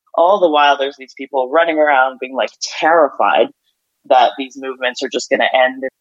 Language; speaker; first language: English; early bilingual, other home language; Ukrainian